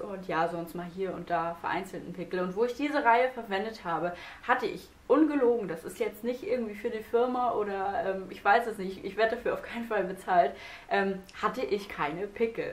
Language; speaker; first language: German; native; German